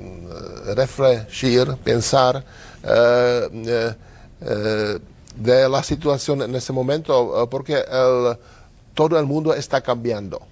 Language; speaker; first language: Spanish; non-native, learner; Czech